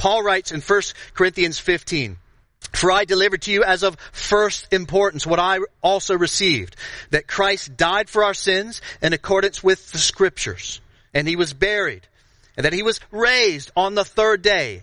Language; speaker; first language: English; native; English